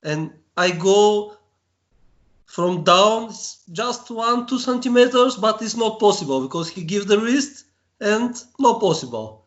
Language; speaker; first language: English; non-native, learner; Bulgarian